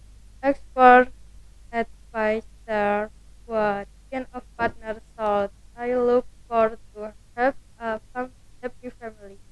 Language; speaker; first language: English; non-native, learner; Indonesian